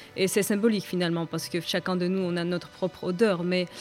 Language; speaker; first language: French; non-native, fluent; Georgian